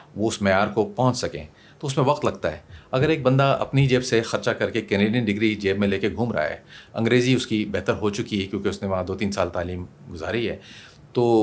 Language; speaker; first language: Urdu; non-native, local second language; Punjabi